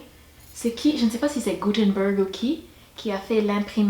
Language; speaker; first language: French; non-native, fluent; English